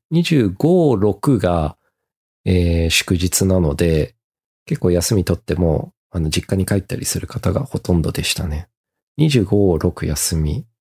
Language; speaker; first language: Japanese; early bilingual, heritage; Japanese